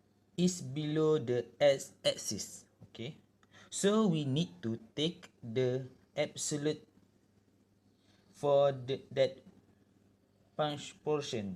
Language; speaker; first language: English; non-native, local second language; Malay